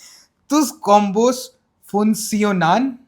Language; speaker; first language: Spanish; non-native, learner; Hindi